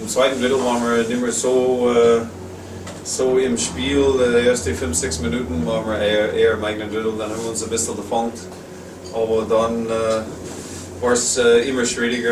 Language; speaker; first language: German; non-native, learner; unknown